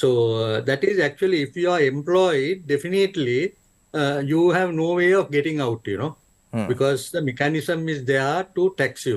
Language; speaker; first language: English; non-native, local second language; Sinhala